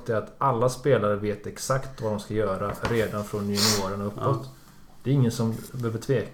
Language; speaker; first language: Swedish; native; Swedish